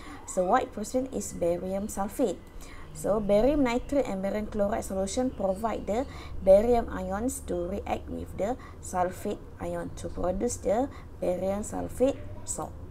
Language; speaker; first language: English; non-native, local second language; Malay